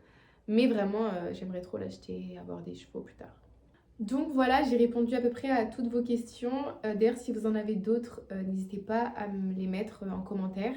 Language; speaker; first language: French; native; French